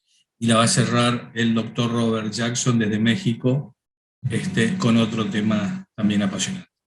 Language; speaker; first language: Spanish; native; Spanish